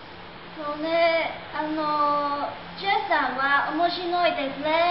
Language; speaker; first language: Japanese; non-native, learner; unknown